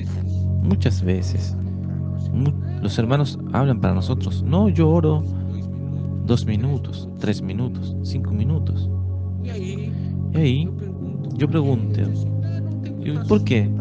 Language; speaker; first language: Spanish; non-native, fluent; Portuguese